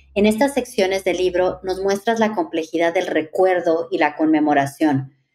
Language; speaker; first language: Spanish; native; Spanish